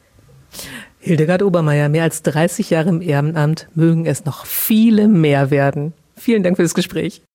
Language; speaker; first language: German; native; German